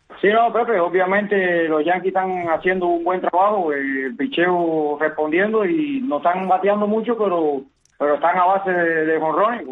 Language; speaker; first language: Spanish; native; Spanish